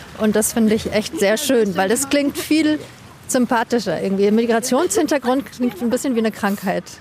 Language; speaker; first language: German; native; German